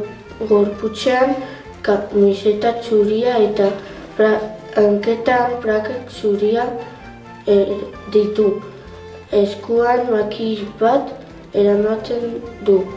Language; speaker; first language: Basque; non-native, local second language; Spanish